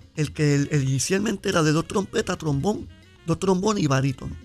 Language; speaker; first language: Spanish; native; Spanish